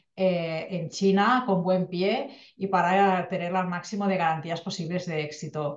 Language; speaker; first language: Spanish; non-native, local second language; Catalan